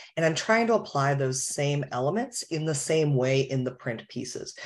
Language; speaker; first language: English; native; English